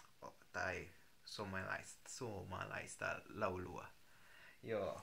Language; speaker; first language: Finnish; non-native, learner; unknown